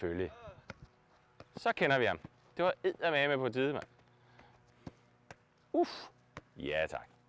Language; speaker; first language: Danish; native; Danish